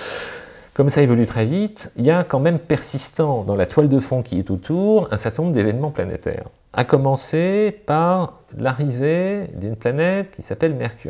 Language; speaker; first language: French; native; French